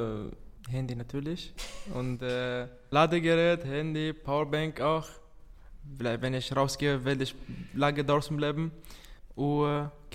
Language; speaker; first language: German; non-native, fluent; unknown